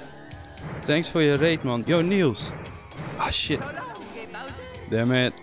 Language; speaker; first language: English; non-native, fluent; Dutch